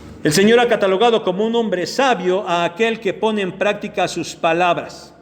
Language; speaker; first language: Spanish; native; Spanish